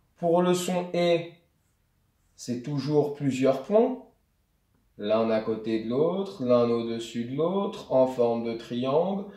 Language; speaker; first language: French; native; French